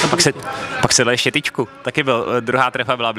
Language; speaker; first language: Czech; native; Czech